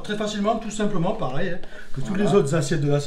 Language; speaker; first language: French; native; French